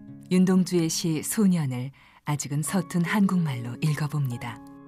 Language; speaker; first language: Korean; non-native, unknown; Japanese